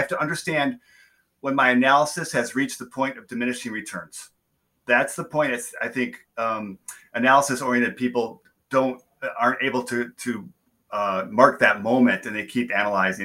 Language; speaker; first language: English; native; English